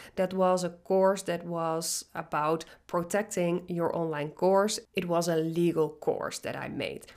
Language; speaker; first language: English; non-native, fluent; Dutch